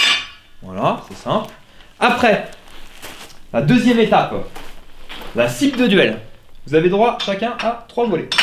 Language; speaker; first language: French; native; French